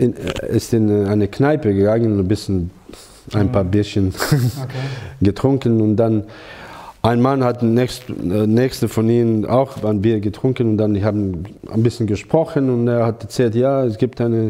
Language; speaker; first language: German; non-native, learner; Croatian